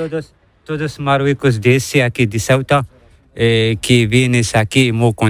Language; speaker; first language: Spanish; non-native, learner; Arabic